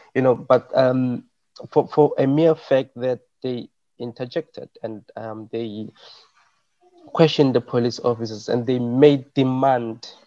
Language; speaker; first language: English; non-native, local second language; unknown